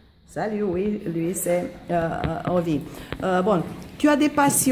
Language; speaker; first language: French; non-native, fluent; Romanian